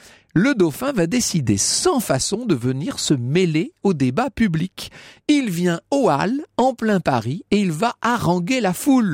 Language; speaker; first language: French; native; French